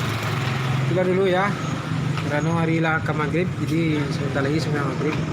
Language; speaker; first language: Indonesian; non-native, local second language; Minangkabau